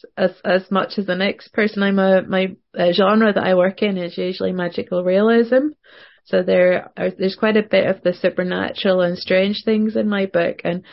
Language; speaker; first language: English; native; English